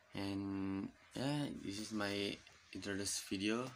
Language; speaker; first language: English; non-native, learner; Indonesian